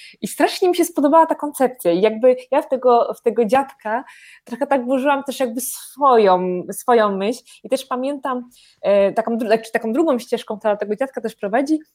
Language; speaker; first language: Polish; native; Polish